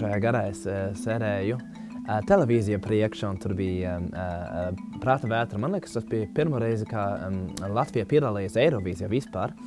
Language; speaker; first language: Latvian; non-native, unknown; German